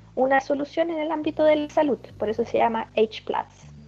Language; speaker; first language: Spanish; early bilingual, heritage; German